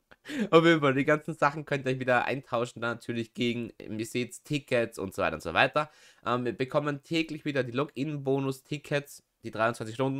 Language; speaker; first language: German; native; German